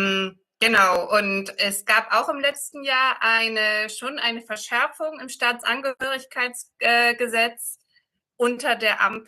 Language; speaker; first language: German; native; German